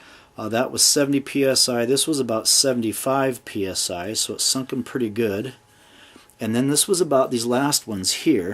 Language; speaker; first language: English; native; English